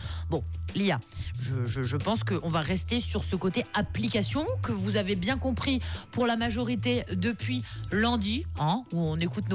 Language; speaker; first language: French; native; French